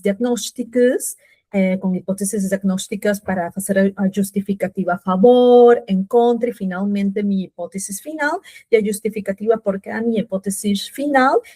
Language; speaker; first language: Portuguese; non-native, fluent; Spanish